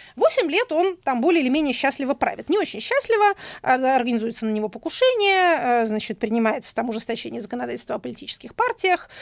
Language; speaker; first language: Russian; native; Russian